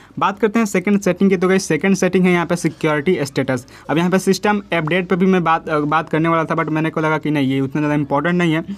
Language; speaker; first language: Hindi; native; Hindi